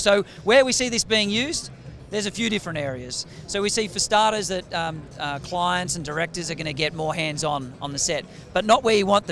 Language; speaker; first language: English; native; English